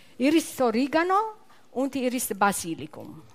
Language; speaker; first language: German; non-native, learner; Italian